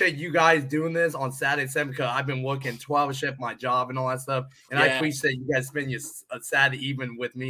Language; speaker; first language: English; native; English